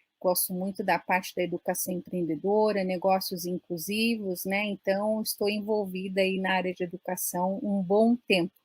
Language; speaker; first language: Portuguese; native; Portuguese